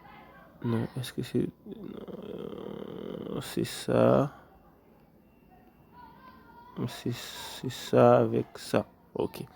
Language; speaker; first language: French; non-native, learner; Haitian Creole